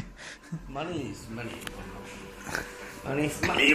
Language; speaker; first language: English; non-native, learner; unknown